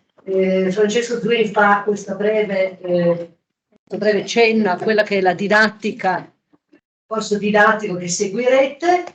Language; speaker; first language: Italian; native; Italian